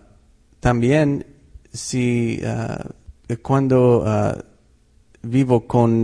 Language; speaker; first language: Spanish; non-native, fluent; English